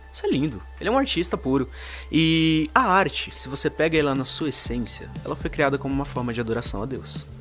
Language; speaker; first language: Portuguese; native; Portuguese